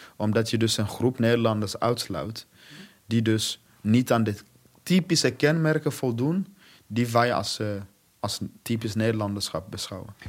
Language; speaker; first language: Dutch; non-native, fluent; Swahili